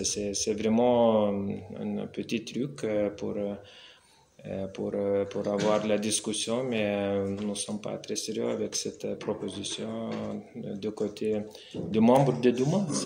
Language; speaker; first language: French; non-native, fluent; Lithuanian